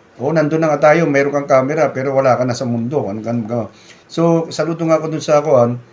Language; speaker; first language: Filipino; non-native, local second language; Cebuano